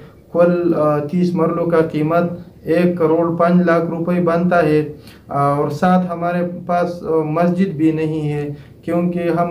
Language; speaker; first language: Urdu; non-native, local second language; Pashto